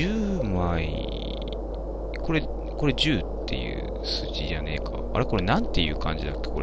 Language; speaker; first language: Japanese; native; Japanese